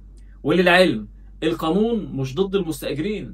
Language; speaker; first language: Arabic; native; Arabic